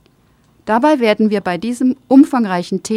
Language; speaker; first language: German; native; German